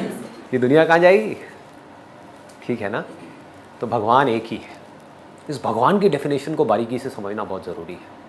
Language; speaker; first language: Hindi; native; Hindi